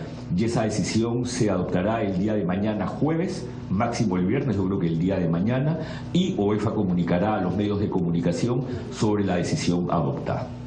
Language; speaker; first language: Spanish; native; Spanish